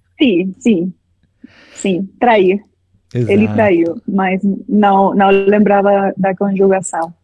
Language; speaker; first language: Portuguese; non-native, learner; Spanish